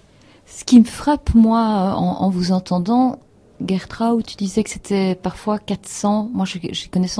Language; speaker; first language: French; native; French